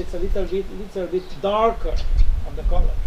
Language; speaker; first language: English; non-native, learner; Romanian